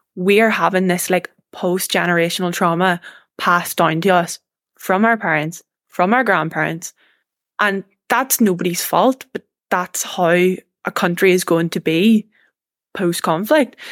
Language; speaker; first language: English; native; English